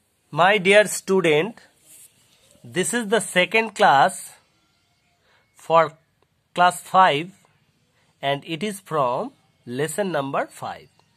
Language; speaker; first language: English; non-native, local second language; Bangla